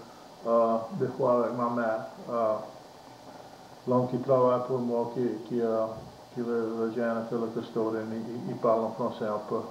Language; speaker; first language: French; native; French